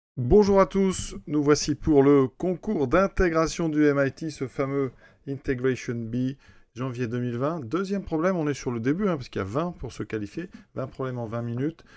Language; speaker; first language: French; native; French